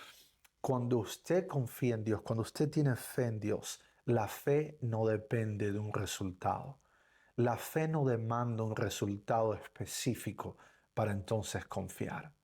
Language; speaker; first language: Spanish; native; Spanish